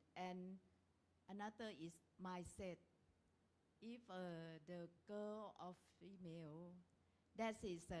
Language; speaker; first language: English; non-native, learner; Thai